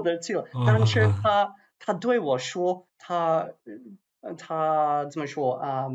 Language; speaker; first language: Chinese; non-native, fluent; English